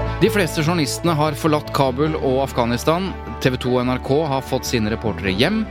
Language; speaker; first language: Norwegian; native; Norwegian